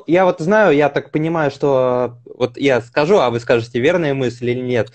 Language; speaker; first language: Russian; native; Russian